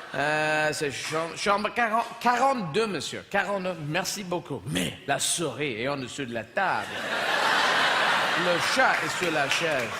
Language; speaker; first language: French; non-native, fluent; English